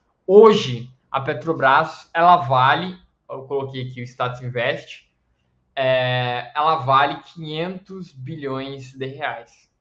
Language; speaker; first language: Portuguese; native; Portuguese